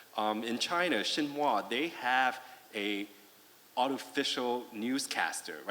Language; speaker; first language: English; non-native, fluent; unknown